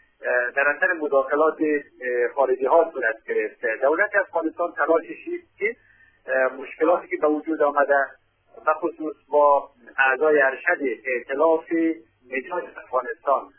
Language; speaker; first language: Persian; native; Persian